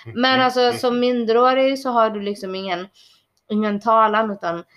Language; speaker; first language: Swedish; early bilingual, other home language; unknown